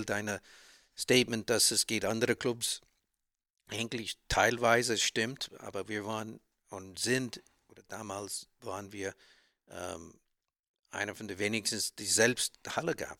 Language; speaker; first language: German; non-native, learner; English